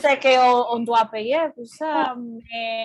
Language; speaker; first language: French; non-native, fluent; Spanish